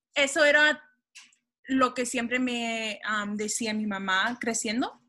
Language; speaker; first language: Spanish; early bilingual, heritage; Spanish